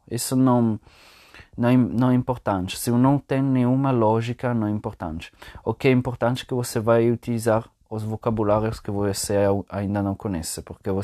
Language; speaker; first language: Portuguese; non-native, fluent; Italian